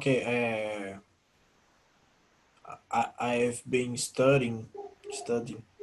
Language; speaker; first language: English; non-native, learner; Portuguese